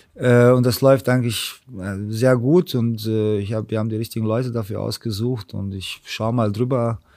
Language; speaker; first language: German; early bilingual, other home language; Serbian